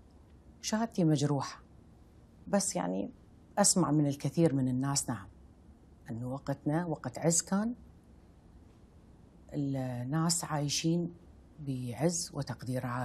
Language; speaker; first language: Arabic; native; Arabic